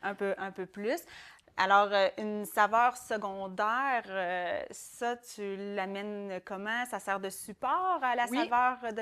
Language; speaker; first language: French; native; French